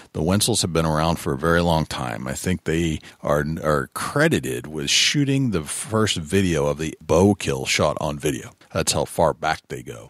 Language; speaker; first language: English; native; English